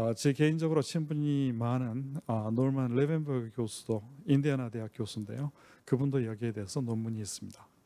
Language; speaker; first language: Korean; native; Korean